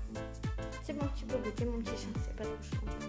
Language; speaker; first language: French; native; French